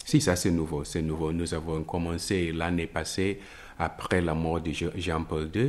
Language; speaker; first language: French; non-native, fluent; Italian